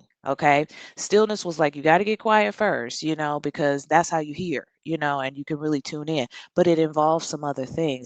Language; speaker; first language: English; native; English